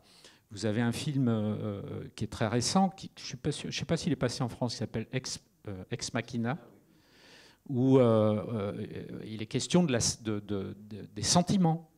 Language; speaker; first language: French; native; French